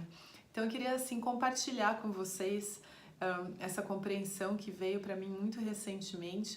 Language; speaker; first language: Portuguese; native; Portuguese